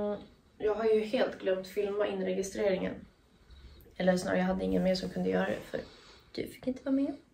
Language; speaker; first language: Swedish; native; Swedish